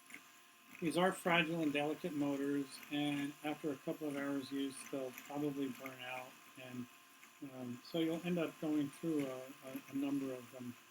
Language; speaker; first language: English; native; English